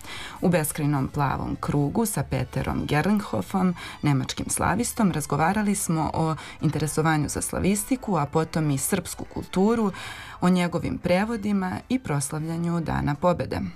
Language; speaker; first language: Serbian; native; Serbian